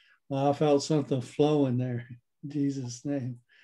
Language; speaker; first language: English; native; English